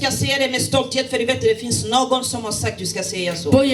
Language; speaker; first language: Swedish; non-native, learner; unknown